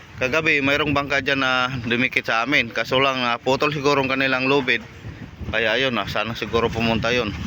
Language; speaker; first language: Filipino; non-native, local second language; Cebuano